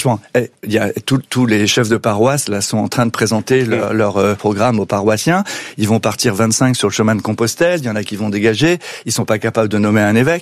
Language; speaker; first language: French; native; French